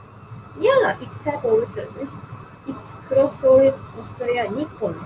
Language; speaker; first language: English; non-native, learner; Japanese